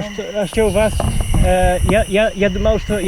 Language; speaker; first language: Russian; non-native, learner; Polish